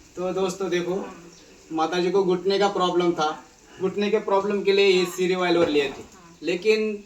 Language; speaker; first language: Hindi; non-native, local second language; Marathi